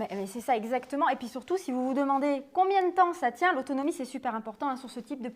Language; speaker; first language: French; native; French